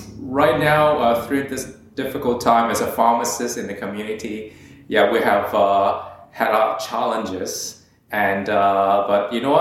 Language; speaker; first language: English; non-native, local second language; Cantonese